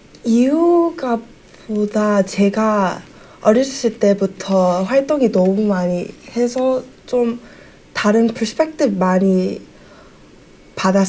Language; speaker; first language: Korean; early bilingual, heritage; Korean